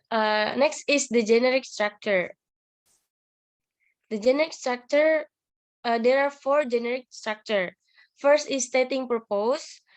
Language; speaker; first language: English; non-native, learner; Indonesian